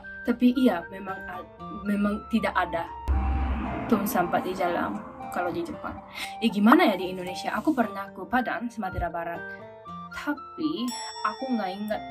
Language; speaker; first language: Indonesian; non-native, fluent; Japanese